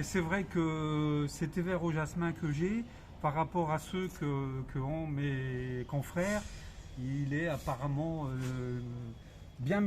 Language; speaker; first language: French; native; French